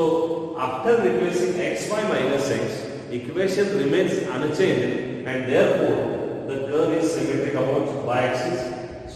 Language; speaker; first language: English; non-native, local second language; Marathi